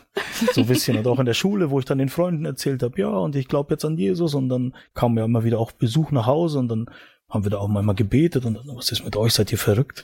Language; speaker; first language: German; native; German